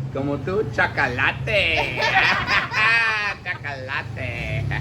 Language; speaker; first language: Spanish; non-native, learner; English